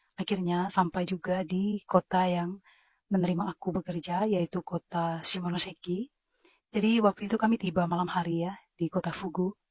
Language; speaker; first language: Indonesian; native; Indonesian